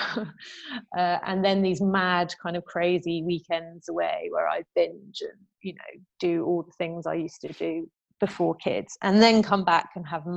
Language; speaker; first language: English; native; English